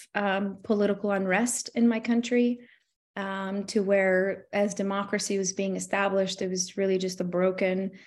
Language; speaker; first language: English; non-native, fluent; Albanian